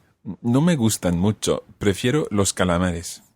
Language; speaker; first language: Spanish; non-native, fluent; English